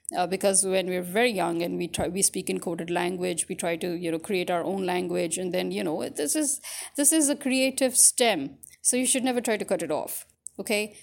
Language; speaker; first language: English; early bilingual, other home language; Urdu